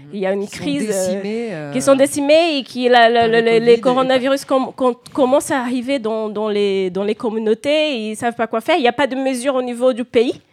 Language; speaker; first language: French; non-native, fluent; Portuguese